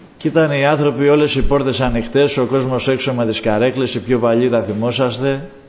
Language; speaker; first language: Greek; native; Greek